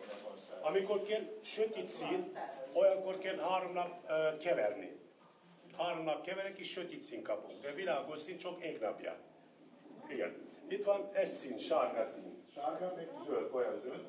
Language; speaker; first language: Hungarian; non-native, learner; Turkish